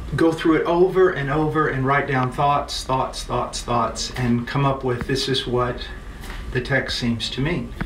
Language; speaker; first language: English; native; English